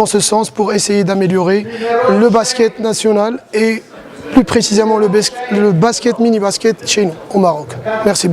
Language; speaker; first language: French; non-native, local second language; Arabic